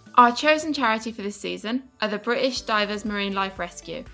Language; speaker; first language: English; early bilingual, other home language; Spanish